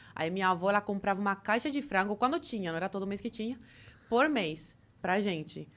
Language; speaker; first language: Portuguese; early bilingual, other home language; Spanish